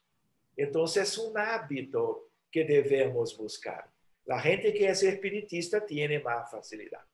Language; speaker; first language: Spanish; non-native, fluent; Portuguese